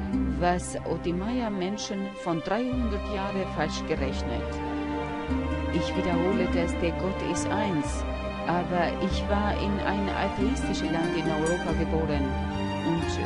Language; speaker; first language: German; non-native, learner; Albanian